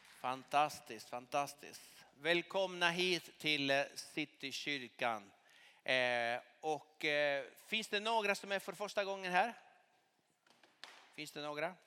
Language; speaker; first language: Swedish; non-native, fluent; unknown